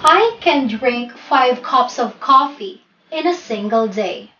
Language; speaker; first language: English; non-native, local second language; Filipino